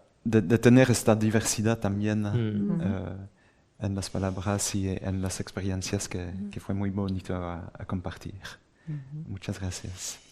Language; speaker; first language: Spanish; non-native, fluent; French